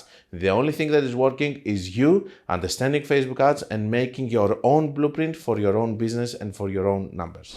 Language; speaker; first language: English; non-native, fluent; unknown